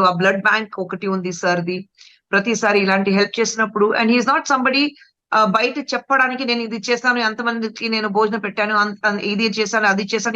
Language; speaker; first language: Telugu; non-native, fluent; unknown